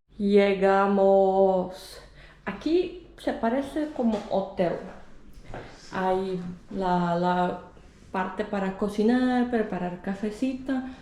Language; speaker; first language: Spanish; non-native, fluent; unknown